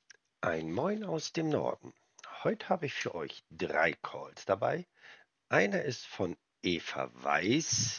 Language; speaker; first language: German; native; German